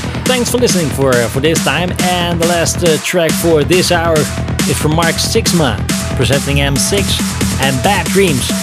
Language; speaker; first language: English; non-native, fluent; Dutch